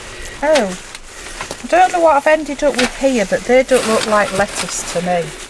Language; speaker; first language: English; native; English